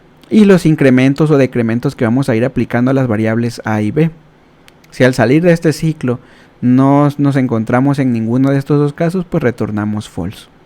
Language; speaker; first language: Spanish; native; Spanish